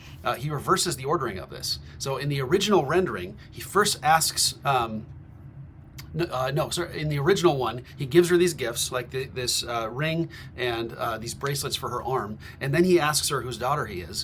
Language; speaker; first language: English; native; English